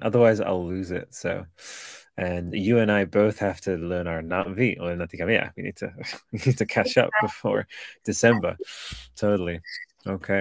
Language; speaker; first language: English; early bilingual, other home language; Italian